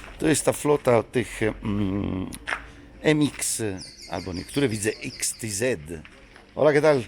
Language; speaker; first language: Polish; non-native, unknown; Italian